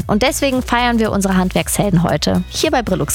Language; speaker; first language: German; native; German